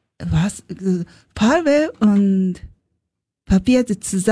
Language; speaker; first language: German; non-native, learner; Japanese